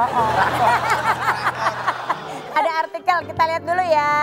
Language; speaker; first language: Indonesian; native; Indonesian